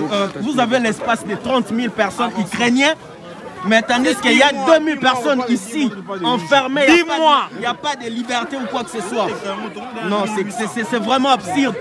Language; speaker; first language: French; non-native, local second language; Lingala